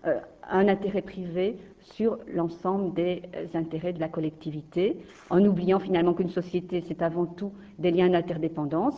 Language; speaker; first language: French; native; French